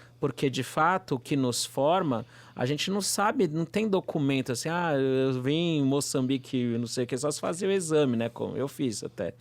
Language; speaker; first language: Portuguese; native; Portuguese